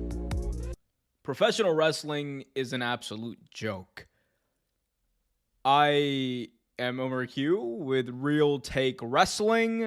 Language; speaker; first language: English; native; English